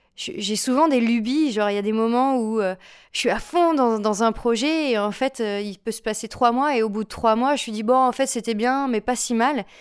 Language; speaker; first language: French; native; French